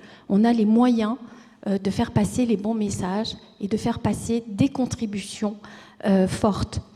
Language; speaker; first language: French; native; French